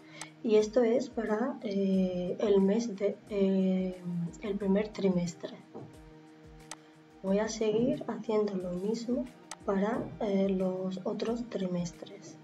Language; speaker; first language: Spanish; native; Spanish